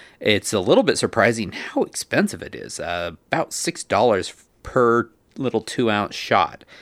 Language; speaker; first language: English; native; English